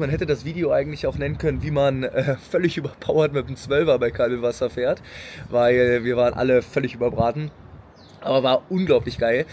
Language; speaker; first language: German; native; German